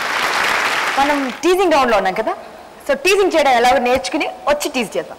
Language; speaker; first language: Telugu; native; Telugu